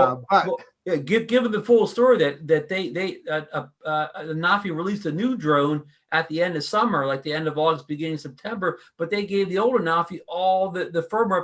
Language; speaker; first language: English; native; English